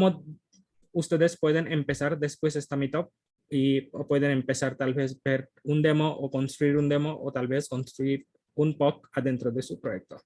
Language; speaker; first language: Spanish; non-native, fluent; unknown